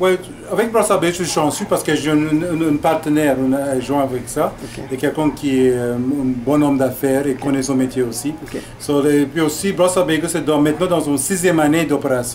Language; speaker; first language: French; non-native, fluent; English